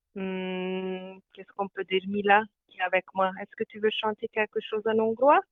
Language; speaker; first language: French; non-native, fluent; Hungarian